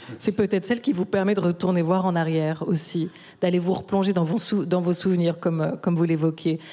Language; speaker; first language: French; native; French